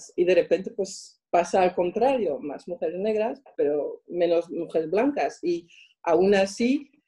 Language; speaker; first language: Spanish; non-native, fluent; French